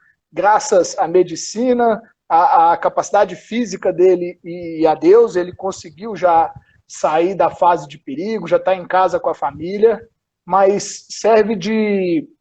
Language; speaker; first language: Portuguese; native; Portuguese